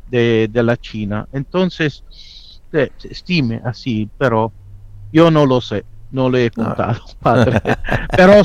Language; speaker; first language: Spanish; non-native, fluent; Italian